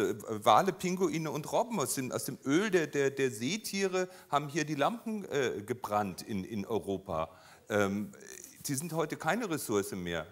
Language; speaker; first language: German; native; German